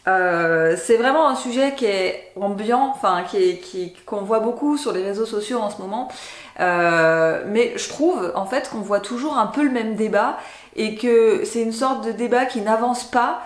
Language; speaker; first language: French; native; French